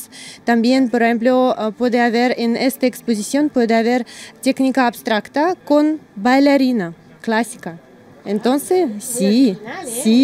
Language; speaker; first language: Spanish; non-native, learner; Russian